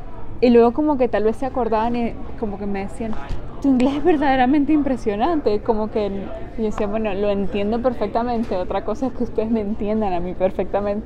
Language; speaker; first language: Spanish; native; Spanish